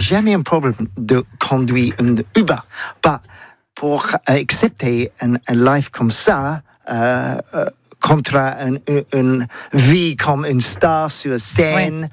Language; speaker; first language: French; non-native, learner; English